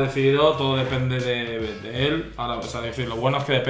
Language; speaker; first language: Spanish; native; Spanish